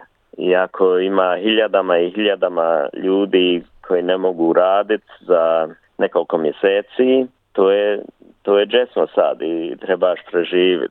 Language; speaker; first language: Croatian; early bilingual, heritage; Bosnian